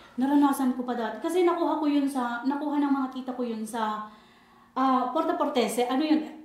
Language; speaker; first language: Filipino; native; Filipino